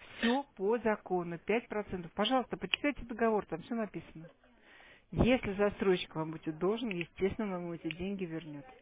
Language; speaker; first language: Russian; native; Russian